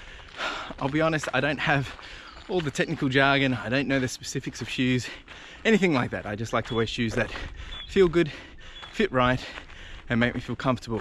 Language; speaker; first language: English; native; English